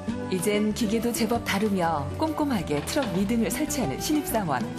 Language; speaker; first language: Korean; native; Korean